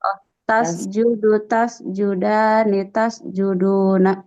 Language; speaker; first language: Arabic; non-native, learner; Indonesian